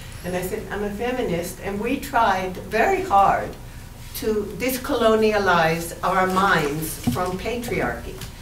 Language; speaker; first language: English; native; English